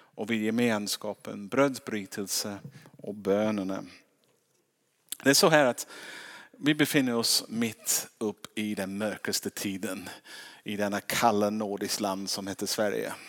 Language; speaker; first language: Swedish; non-native, fluent; English